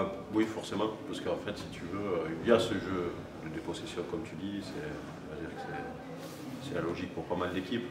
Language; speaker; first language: French; native; French